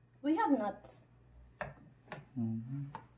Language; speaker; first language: English; non-native, local second language; Cebuano